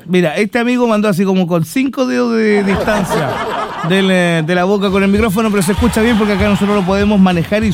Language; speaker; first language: Spanish; native; Spanish